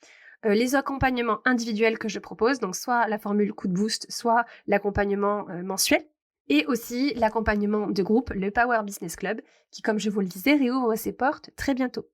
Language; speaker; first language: French; native; French